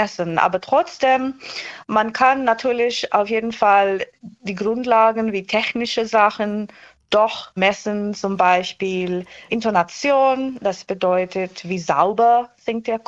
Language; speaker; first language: German; non-native, fluent; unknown